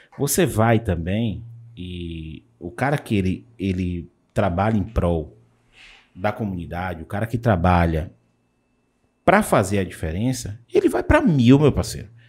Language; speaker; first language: Portuguese; native; Portuguese